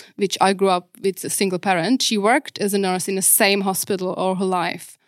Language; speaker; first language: English; non-native, fluent; Czech